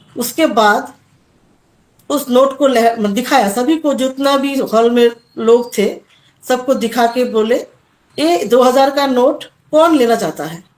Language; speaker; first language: Hindi; non-native, local second language; Assamese